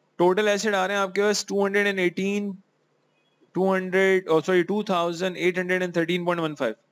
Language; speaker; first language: Urdu; native; Urdu